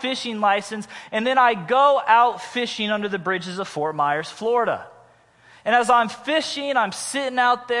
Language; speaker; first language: English; native; English